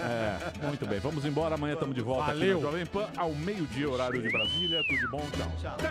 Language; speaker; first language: Portuguese; native; Portuguese